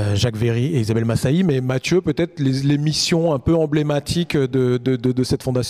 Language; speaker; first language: French; native; French